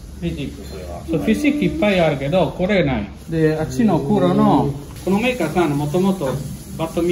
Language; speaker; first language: Japanese; non-native, learner; Italian